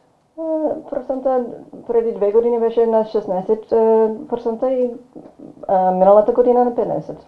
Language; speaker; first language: Bulgarian; non-native, fluent; English